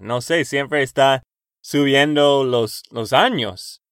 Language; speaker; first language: Spanish; non-native, learner; English